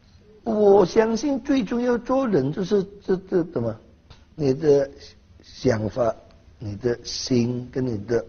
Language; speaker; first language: Chinese; non-native, learner; Hakka Chinese